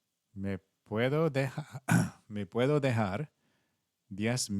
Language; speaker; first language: Spanish; non-native, learner; English